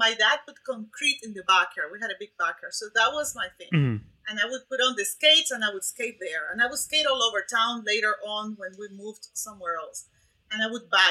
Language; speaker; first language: English; non-native, fluent; Spanish